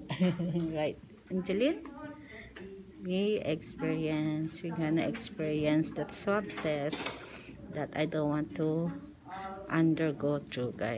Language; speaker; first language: English; non-native, local second language; Filipino